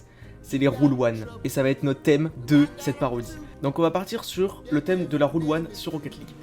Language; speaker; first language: French; native; French